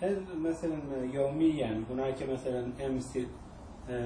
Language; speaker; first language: Arabic; non-native, learner; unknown